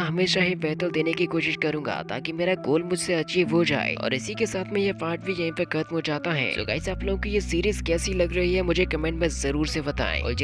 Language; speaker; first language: Hindi; native; Hindi